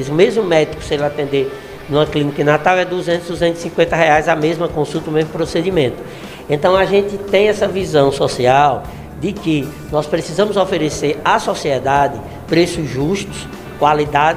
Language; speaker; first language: Portuguese; native; Portuguese